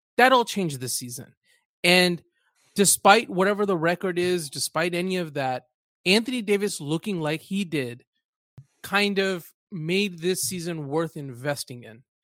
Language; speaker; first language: English; early bilingual, other home language; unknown